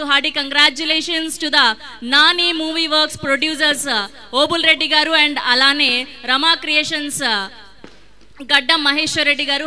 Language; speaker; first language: Telugu; native; Telugu